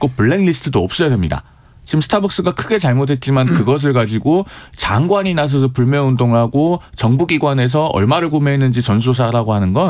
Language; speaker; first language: Korean; native; Korean